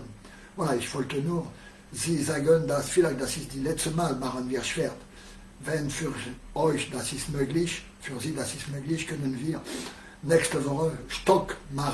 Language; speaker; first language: German; non-native, learner; French